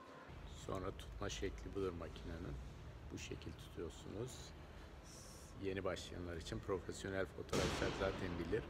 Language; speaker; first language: Turkish; native; Turkish